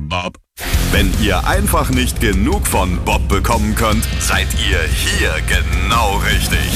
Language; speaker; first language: German; native; German